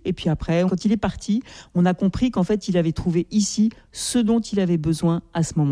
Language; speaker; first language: French; native; French